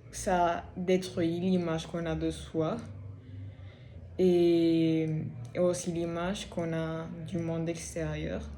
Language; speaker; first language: French; non-native, fluent; Spanish